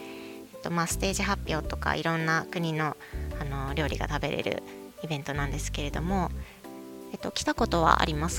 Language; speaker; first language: Japanese; native; Japanese